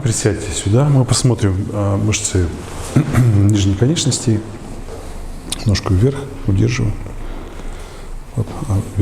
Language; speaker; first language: Russian; native; Russian